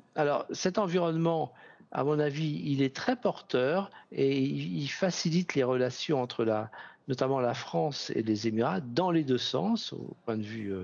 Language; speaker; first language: French; native; French